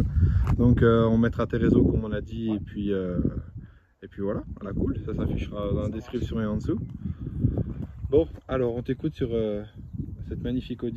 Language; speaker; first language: French; native; French